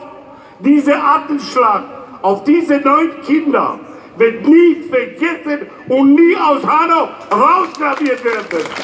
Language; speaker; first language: German; non-native, fluent; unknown